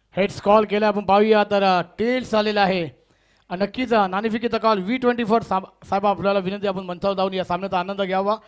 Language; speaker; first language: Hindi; non-native, local second language; Marathi